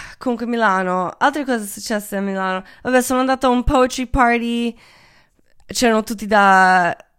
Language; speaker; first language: Italian; non-native, fluent; Croatian